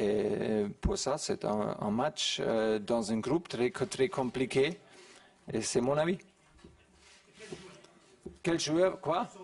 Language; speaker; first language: French; non-native, learner; German